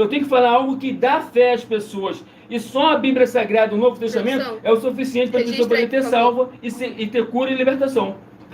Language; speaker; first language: Portuguese; native; Portuguese